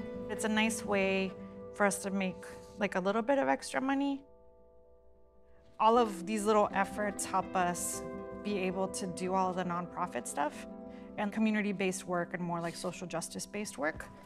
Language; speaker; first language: English; early bilingual, other home language; Spanish